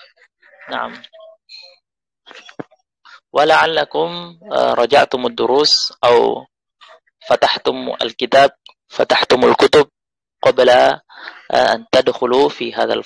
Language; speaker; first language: Arabic; non-native, fluent; Indonesian